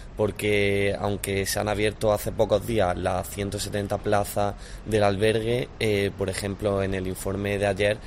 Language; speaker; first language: Spanish; native; Spanish